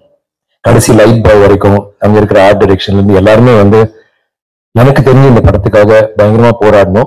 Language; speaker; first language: Tamil; native; Tamil